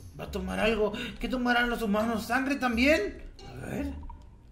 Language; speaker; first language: Spanish; native; Spanish